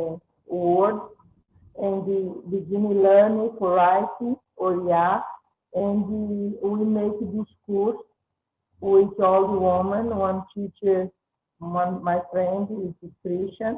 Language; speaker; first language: English; non-native, learner; Portuguese